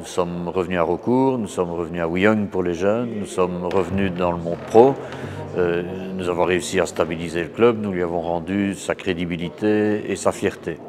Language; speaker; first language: French; native; French